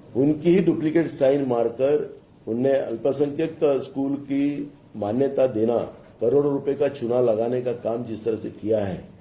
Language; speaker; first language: Hindi; non-native, local second language; Marathi